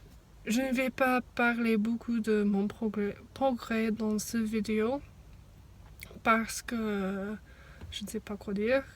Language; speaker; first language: French; non-native, fluent; English